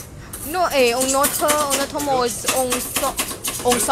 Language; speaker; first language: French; non-native, fluent; Thai